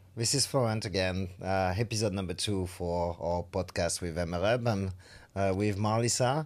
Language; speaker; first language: English; non-native, fluent; French